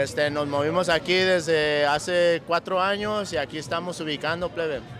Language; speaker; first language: Spanish; early bilingual, heritage; Spanish